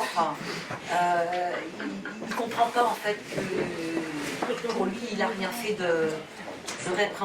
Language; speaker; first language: French; native; French